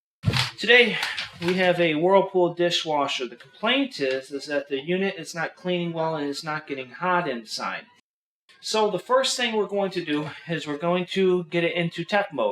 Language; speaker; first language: English; native; English